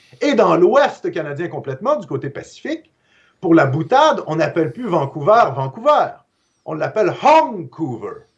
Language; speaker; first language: French; native; French